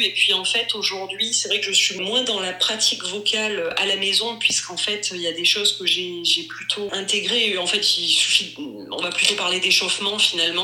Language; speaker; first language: French; native; French